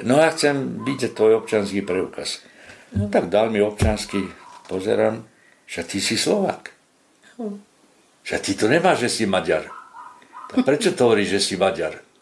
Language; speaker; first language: Slovak; non-native, local second language; Hungarian